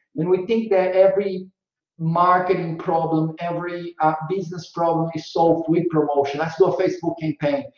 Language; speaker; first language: English; non-native, fluent; Portuguese